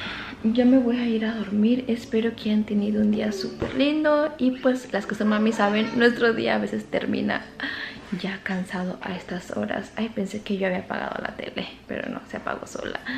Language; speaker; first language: Spanish; native; Spanish